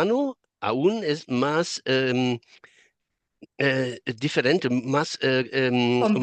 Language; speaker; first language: Spanish; non-native, fluent; German